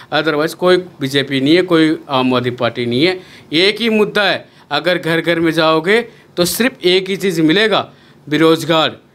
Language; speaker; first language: Hindi; native; Hindi